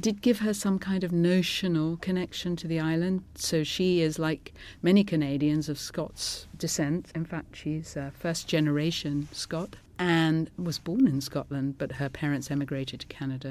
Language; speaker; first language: English; non-native, local second language; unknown